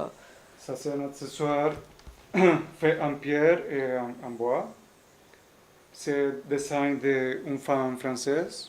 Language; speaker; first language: French; non-native, learner; Spanish